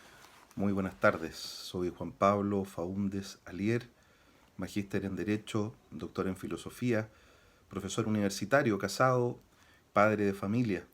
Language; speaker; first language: Spanish; native; Spanish